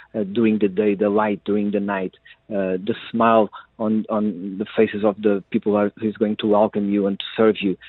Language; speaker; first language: English; non-native, fluent; Portuguese